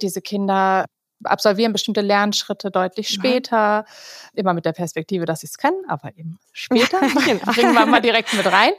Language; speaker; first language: German; native; German